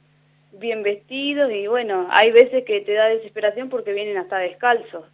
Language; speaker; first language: Spanish; native; Spanish